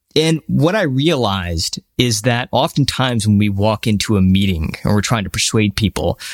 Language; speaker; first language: English; early bilingual, other home language; Hindi